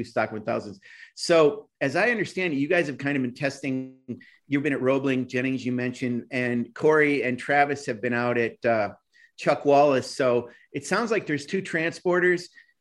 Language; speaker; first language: English; native; English